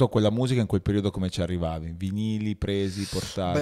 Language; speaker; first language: Italian; native; Italian